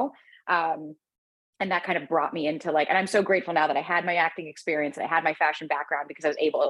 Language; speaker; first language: English; native; English